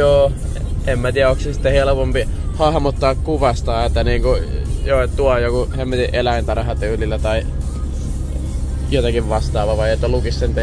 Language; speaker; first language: Finnish; native; Finnish